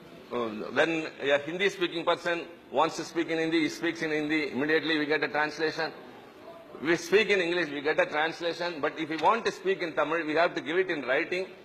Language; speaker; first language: English; non-native, local second language; Tamil